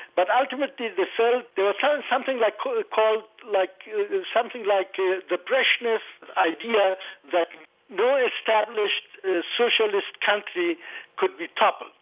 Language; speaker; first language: English; non-native, fluent; Persian